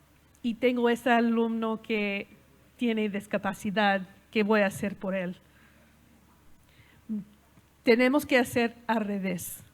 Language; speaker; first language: Spanish; non-native, learner; English